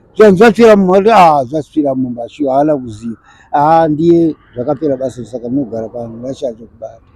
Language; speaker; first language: Shona; early bilingual, other home language; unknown